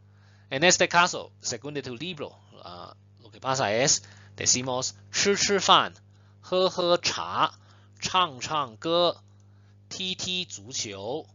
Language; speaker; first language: Spanish; non-native, fluent; Chinese